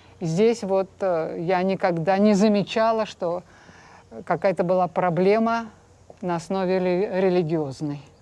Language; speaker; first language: Russian; native; Russian